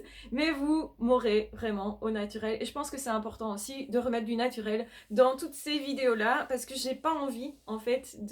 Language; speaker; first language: French; native; French